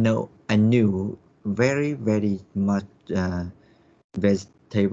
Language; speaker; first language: English; non-native, learner; Vietnamese